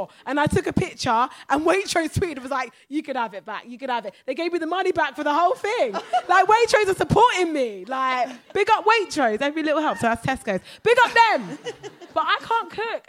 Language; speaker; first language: English; native; English